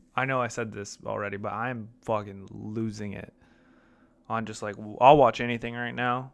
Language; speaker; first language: English; native; English